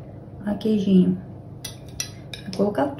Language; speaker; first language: Portuguese; non-native, fluent; Ukrainian